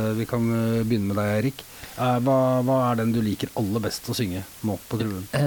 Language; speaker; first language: Norwegian; native; Norwegian